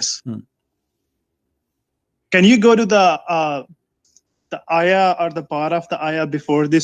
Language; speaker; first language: English; non-native, fluent; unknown